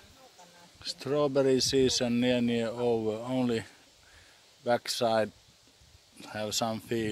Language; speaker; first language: English; non-native, learner; Thai